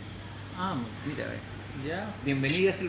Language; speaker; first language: Spanish; native; Spanish